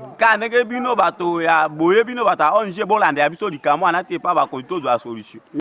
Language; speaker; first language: Lingala; non-native, local second language; Mongo